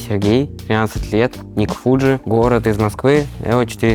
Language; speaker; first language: Russian; native; Russian